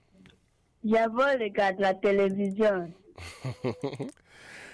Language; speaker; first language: French; non-native, learner; Igbo